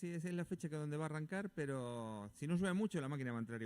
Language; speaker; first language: Spanish; native; Spanish